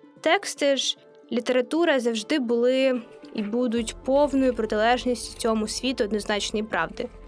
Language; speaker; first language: Ukrainian; native; Ukrainian